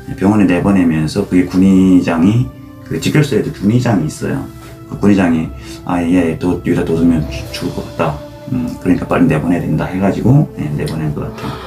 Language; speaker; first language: Korean; native; Korean